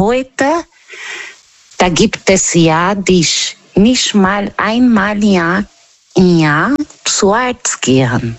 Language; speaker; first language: German; non-native, learner; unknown